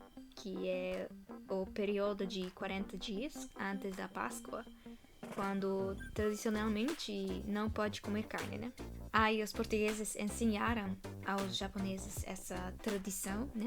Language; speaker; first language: Portuguese; non-native, fluent; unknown